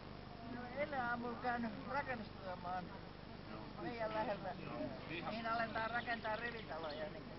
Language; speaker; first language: Finnish; native; Finnish